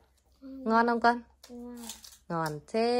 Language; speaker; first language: Vietnamese; native; Vietnamese